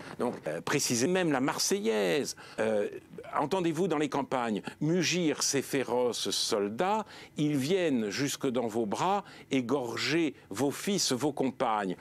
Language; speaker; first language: French; native; French